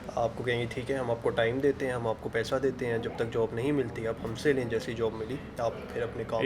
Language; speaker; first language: Urdu; native; Urdu